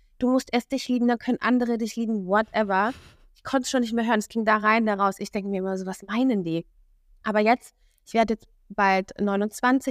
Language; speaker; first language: German; native; German